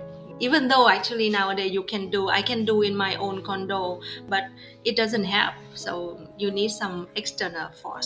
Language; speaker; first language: English; non-native, fluent; Vietnamese